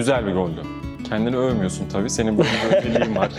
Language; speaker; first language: Turkish; native; Turkish